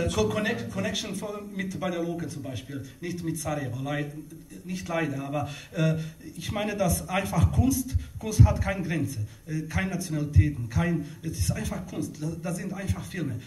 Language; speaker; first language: German; non-native, learner; Bosnian